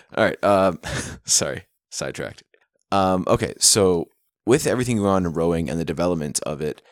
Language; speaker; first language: English; native; English